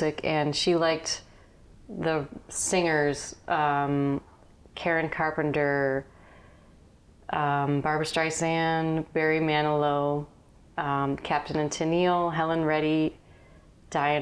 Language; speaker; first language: English; native; English